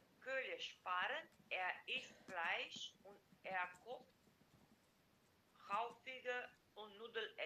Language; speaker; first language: German; non-native, learner; Macedonian